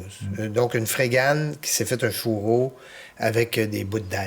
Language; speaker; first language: French; native; French